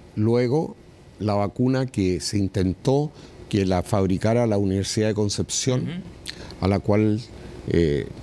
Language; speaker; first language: Spanish; native; Spanish